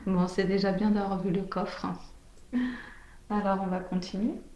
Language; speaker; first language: French; native; French